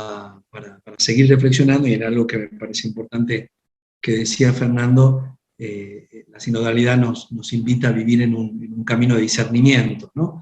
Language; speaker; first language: Spanish; native; Spanish